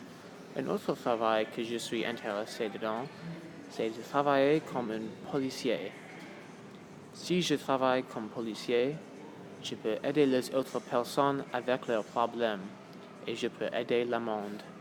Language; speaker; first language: French; non-native, local second language; English